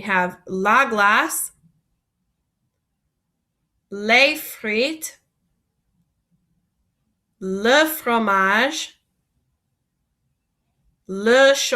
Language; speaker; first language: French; non-native, fluent; English